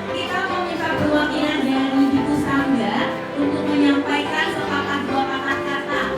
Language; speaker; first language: Indonesian; native; Indonesian